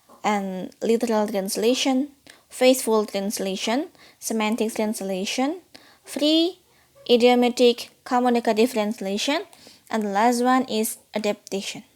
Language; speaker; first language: English; non-native, learner; Indonesian